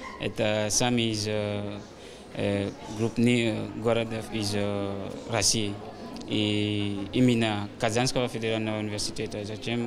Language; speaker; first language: Russian; non-native, learner; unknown